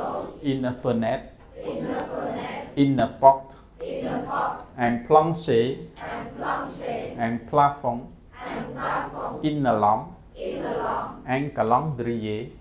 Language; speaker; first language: French; non-native, fluent; Khmer